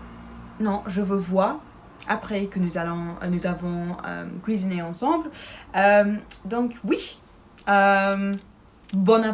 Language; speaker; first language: French; non-native, learner; Dutch